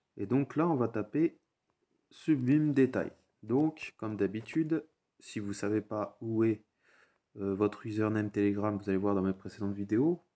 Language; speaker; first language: French; native; French